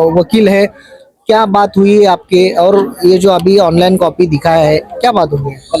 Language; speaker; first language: Hindi; non-native, local second language; Marathi